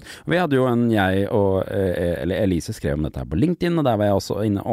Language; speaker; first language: Norwegian; native; Norwegian